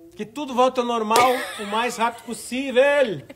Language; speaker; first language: Portuguese; native; Portuguese